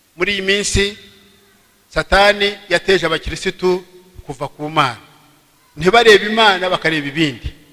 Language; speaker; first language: Kinyarwanda; early bilingual, heritage; Kinyarwanda